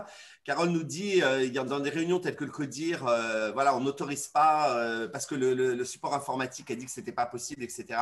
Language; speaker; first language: French; native; French